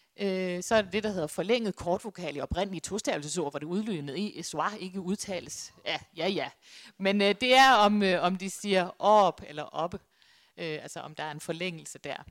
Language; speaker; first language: Danish; native; Danish